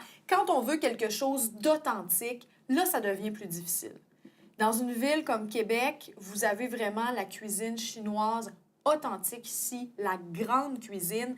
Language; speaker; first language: French; native; French